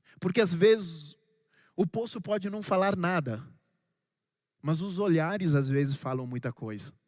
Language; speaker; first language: Portuguese; non-native, local second language; Kabuverdianu